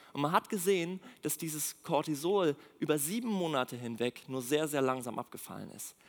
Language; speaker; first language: German; native; German